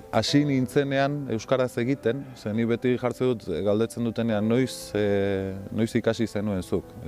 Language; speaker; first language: Basque; non-native, local second language; Spanish